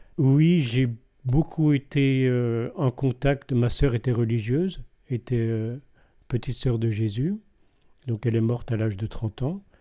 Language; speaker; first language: French; native; French